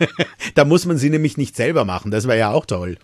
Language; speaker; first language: German; native; German